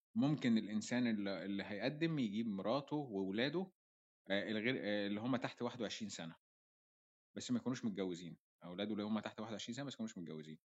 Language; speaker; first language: Arabic; native; Arabic